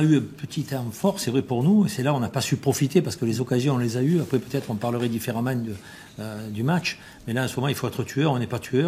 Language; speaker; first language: French; native; French